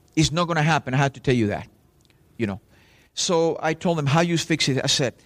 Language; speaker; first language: English; non-native, fluent; Spanish